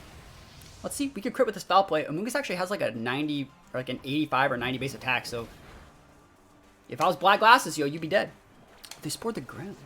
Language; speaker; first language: English; native; English